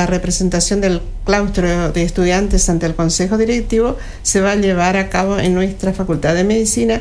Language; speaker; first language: Spanish; native; Spanish